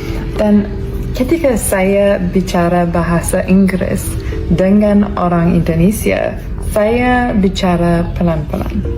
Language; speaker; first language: Indonesian; non-native, learner; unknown